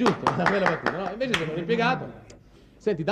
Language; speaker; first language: Italian; native; Italian